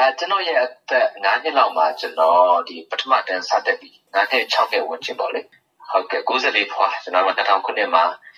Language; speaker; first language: Burmese; non-native, local second language; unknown